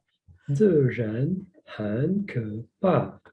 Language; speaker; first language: Chinese; non-native, learner; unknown